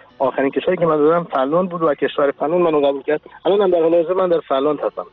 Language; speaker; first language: Persian; non-native, local second language; Kurdish